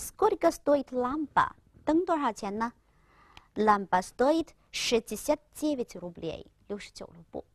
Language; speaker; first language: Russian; non-native, fluent; Chinese